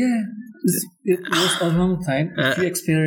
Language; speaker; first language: English; non-native, learner; Indonesian